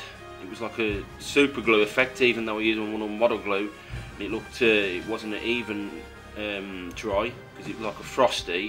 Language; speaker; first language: English; native; English